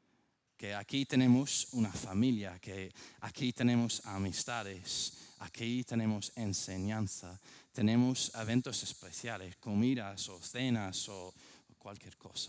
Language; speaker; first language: Spanish; non-native, fluent; English